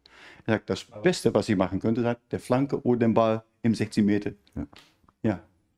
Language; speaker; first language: German; native; German